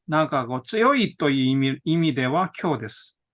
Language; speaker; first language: Japanese; non-native, fluent; Korean